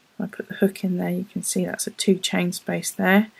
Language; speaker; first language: English; native; English